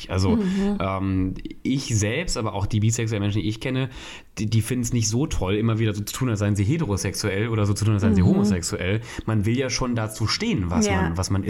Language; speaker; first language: German; native; German